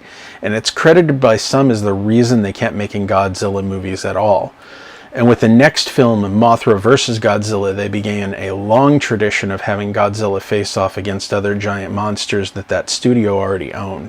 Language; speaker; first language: English; native; English